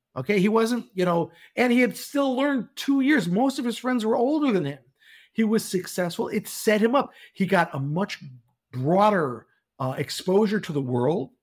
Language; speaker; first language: English; native; English